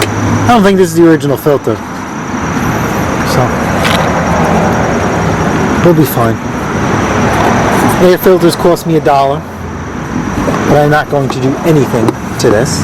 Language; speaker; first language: English; native; English